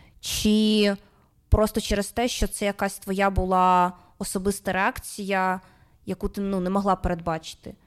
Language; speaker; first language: Ukrainian; non-native, local second language; Russian